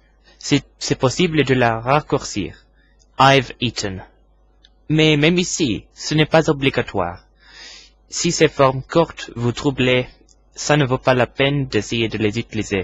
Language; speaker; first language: French; non-native, fluent; English